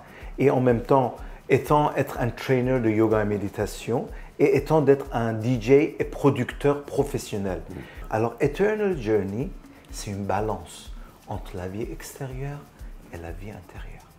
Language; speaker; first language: French; non-native, fluent; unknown